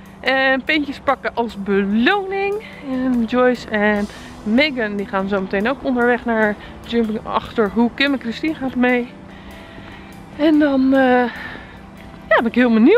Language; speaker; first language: Dutch; native; Dutch